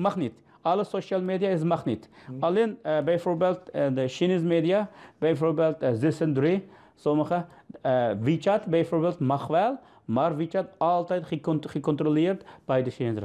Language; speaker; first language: Dutch; non-native, learner; Uyghur